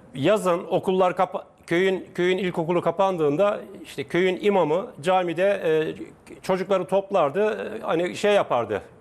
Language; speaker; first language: Turkish; native; Turkish